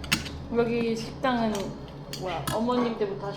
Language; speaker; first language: Korean; non-native, learner; Japanese